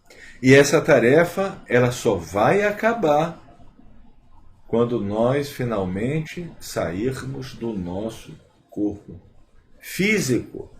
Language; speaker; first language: Portuguese; native; Portuguese